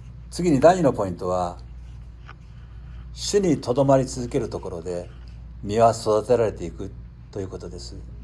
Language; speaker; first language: Japanese; native; Japanese